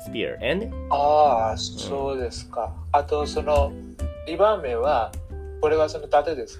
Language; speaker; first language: Japanese; non-native, learner; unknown